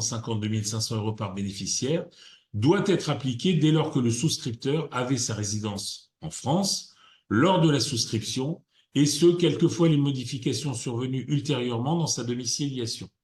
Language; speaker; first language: French; native; French